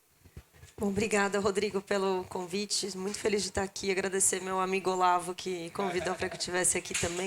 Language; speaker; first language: Portuguese; native; Portuguese